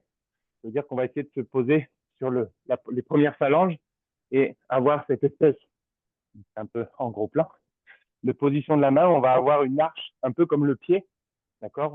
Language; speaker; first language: French; native; French